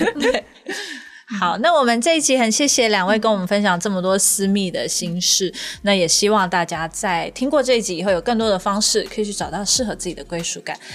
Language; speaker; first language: Chinese; native; Chinese